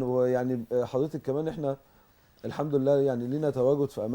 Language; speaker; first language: Arabic; native; Arabic